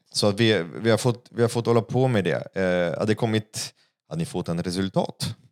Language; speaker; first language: Swedish; non-native, fluent; French